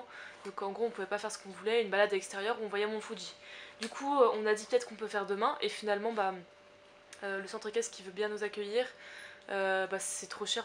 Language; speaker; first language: French; native; French